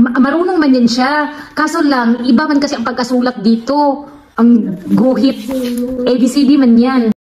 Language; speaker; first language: Filipino; non-native, local second language; Cebuano